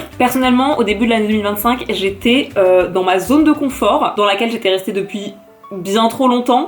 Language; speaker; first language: French; native; French